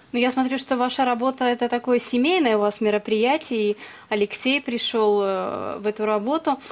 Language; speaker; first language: Russian; native; Russian